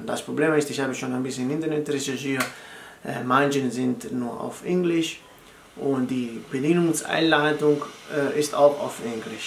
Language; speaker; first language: German; non-native, fluent; Italian